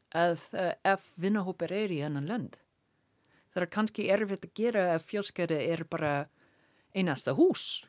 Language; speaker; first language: Icelandic; non-native, learner; English